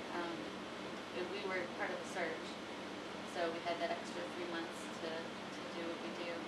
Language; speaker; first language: English; native; English